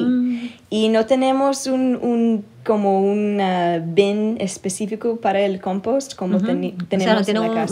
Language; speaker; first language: Spanish; early bilingual, heritage; Spanish